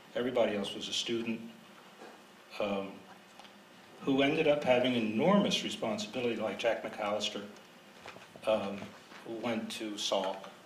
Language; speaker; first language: English; native; English